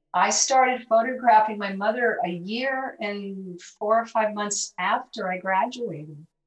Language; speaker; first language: English; early bilingual, other home language; Spanish